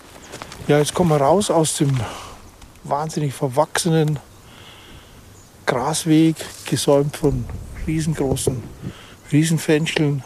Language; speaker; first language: German; native; German